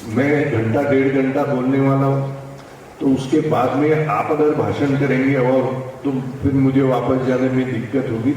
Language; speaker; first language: Hindi; non-native, local second language; Marathi